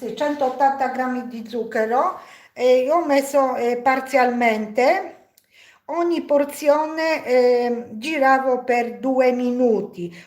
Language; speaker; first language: Italian; non-native, learner; Polish